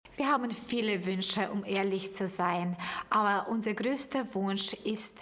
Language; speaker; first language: German; non-native, fluent; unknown